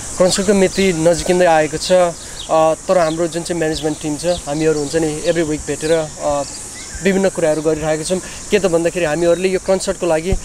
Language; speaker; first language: Nepali; native; Nepali